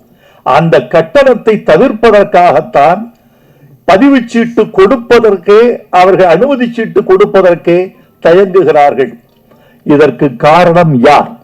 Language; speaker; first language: Tamil; native; Tamil